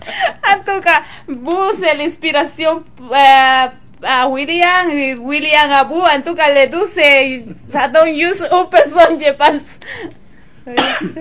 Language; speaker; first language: French; non-native, local second language; Spanish